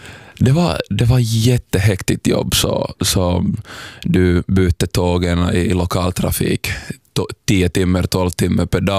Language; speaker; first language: Swedish; non-native, local second language; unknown